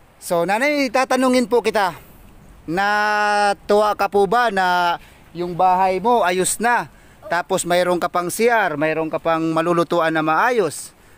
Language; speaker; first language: Filipino; non-native, local second language; Waray